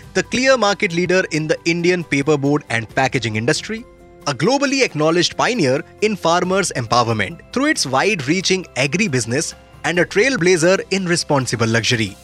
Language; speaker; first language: English; non-native, local second language; Hindi